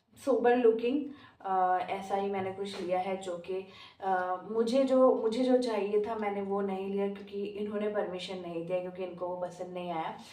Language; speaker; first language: Hindi; non-native, local second language; Bangla